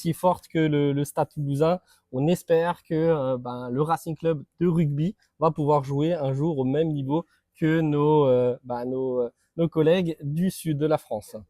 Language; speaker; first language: French; native; French